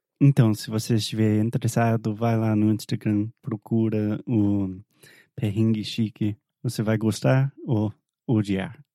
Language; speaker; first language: Portuguese; non-native, fluent; English